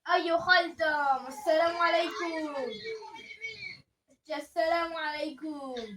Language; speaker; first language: Arabic; non-native, learner; Bangla